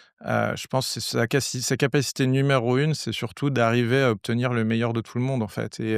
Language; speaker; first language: French; native; French